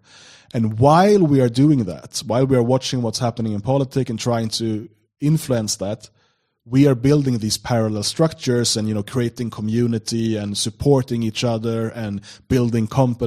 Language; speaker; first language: English; non-native, fluent; Swedish